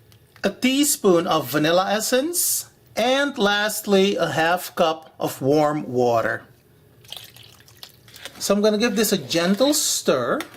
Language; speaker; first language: English; non-native, fluent; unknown